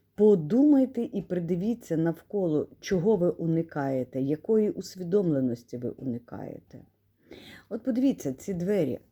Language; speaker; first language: Ukrainian; non-native, local second language; Russian